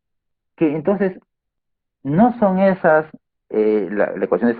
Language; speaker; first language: Spanish; native; Spanish